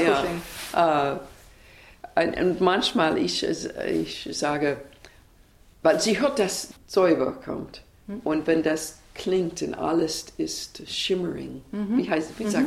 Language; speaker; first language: German; non-native, learner; English